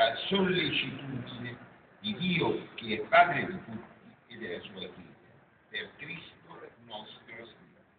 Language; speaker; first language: Italian; native; Italian